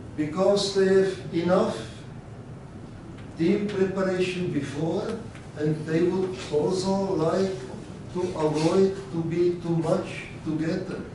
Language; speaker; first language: English; non-native, learner; Czech